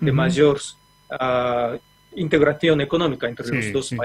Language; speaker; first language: Spanish; non-native, fluent; Japanese